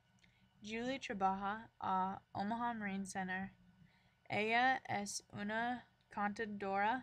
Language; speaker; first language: Spanish; non-native, learner; English